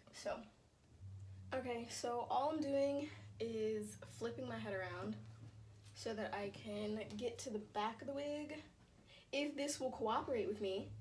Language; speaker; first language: English; native; English